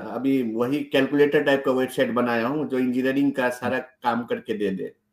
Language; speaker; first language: Hindi; native; Hindi